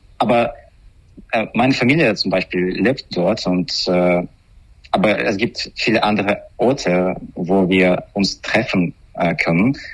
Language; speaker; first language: German; non-native, learner; Russian